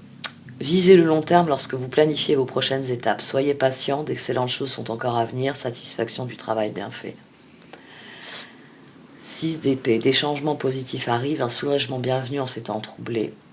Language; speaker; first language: French; native; French